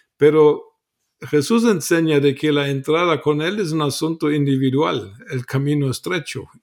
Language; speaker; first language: Spanish; non-native, fluent; German